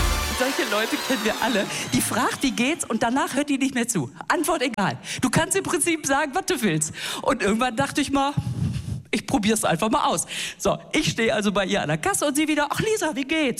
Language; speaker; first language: German; native; German